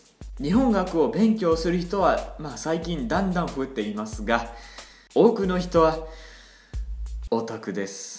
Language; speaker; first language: Japanese; non-native, fluent; English